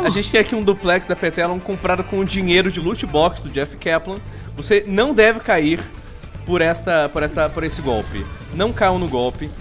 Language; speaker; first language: Portuguese; native; Portuguese